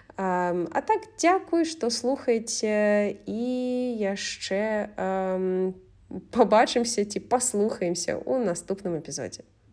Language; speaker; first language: Belarusian; native; Belarusian